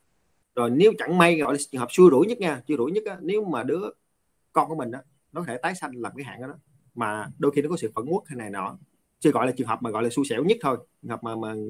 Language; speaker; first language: Vietnamese; native; Vietnamese